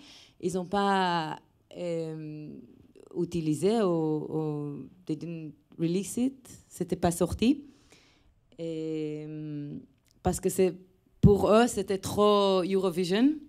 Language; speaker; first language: French; non-native, fluent; Hebrew